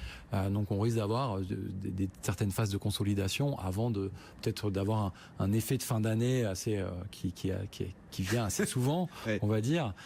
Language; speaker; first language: French; native; French